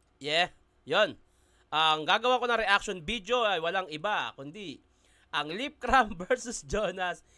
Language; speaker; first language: Filipino; native; Filipino